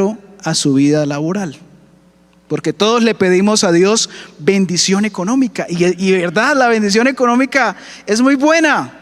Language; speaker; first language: Spanish; native; Spanish